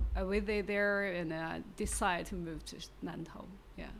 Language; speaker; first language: English; non-native, learner; Chinese